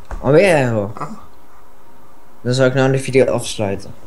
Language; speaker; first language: Dutch; native; Dutch